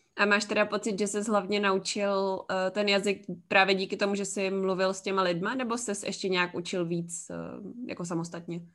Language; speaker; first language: Czech; native; Czech